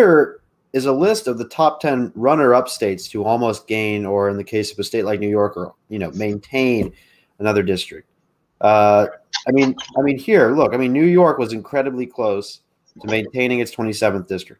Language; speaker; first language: English; native; English